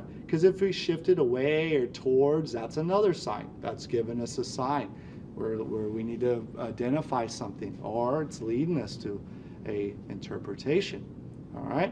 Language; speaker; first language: English; native; English